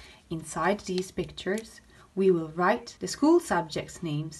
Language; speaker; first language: English; non-native, fluent; Italian